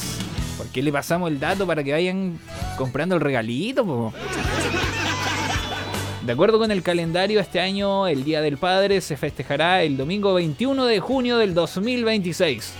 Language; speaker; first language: Spanish; native; Spanish